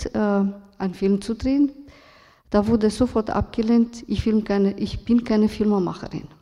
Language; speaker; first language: German; non-native, fluent; Romanian